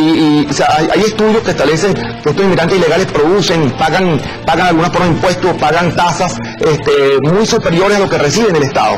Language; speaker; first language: Spanish; native; Spanish